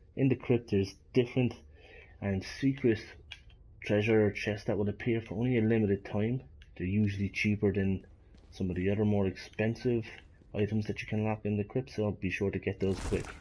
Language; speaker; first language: English; native; English